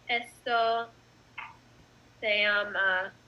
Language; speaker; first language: Spanish; non-native, learner; English